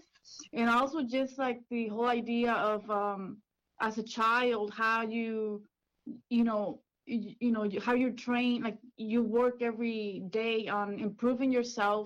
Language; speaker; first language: English; early bilingual, other home language; Spanish